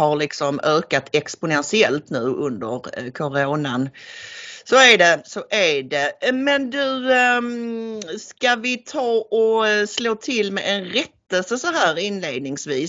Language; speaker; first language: Swedish; native; Swedish